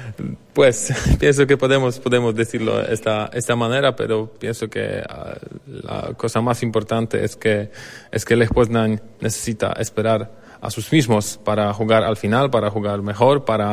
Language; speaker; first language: Spanish; non-native, fluent; Polish